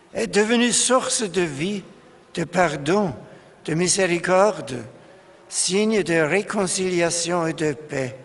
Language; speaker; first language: French; non-native, fluent; German